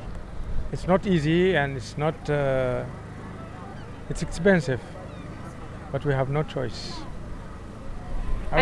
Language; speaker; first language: English; non-native, learner; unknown